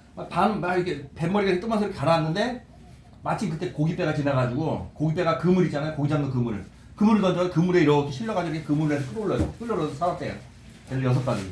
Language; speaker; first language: Korean; native; Korean